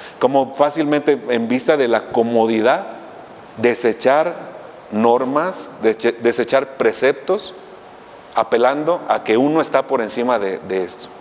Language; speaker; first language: Spanish; native; Spanish